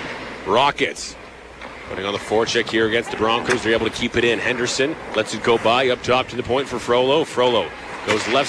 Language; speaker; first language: English; native; English